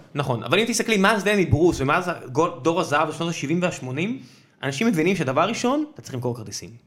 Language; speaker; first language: Hebrew; early bilingual, other home language; Russian